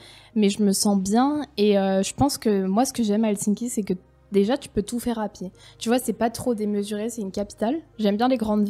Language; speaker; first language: French; native; French